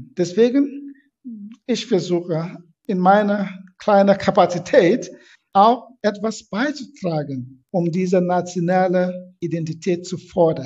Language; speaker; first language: German; non-native, fluent; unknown